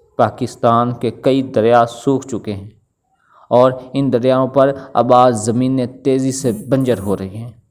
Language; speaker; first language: Urdu; non-native, local second language; Pashto